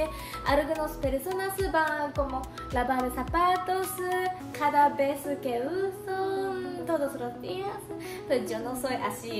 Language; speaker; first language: Spanish; non-native, learner; Japanese